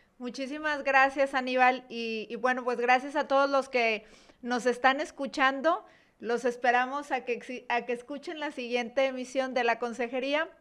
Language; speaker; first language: Spanish; native; Spanish